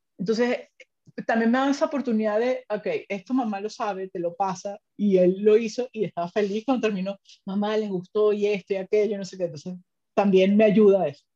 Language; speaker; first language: Spanish; native; Spanish